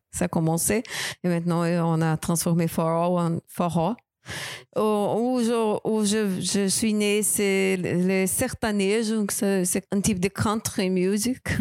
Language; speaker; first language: French; non-native, fluent; Portuguese